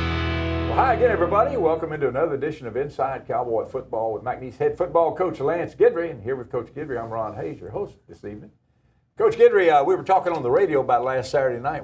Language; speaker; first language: English; native; English